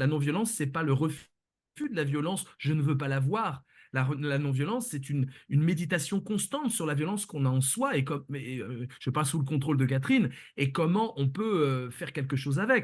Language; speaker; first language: French; native; French